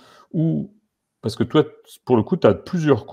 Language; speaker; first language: French; native; French